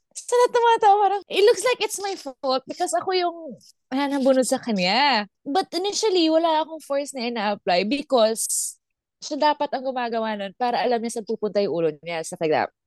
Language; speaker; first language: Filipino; non-native, local second language; Cebuano